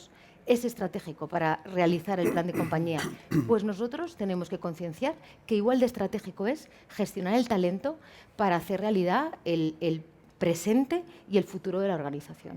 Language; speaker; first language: Spanish; native; Spanish